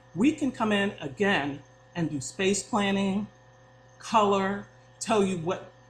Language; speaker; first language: English; native; English